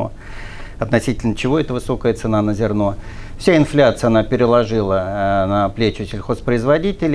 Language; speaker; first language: Russian; native; Russian